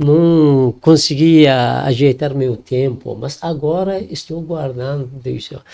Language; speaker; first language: Portuguese; non-native, learner; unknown